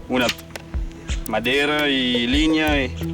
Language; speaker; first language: Spanish; non-native, learner; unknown